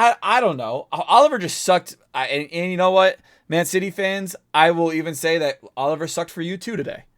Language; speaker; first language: English; native; English